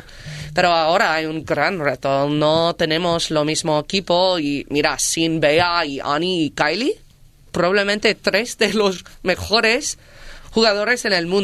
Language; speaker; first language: Spanish; non-native, learner; English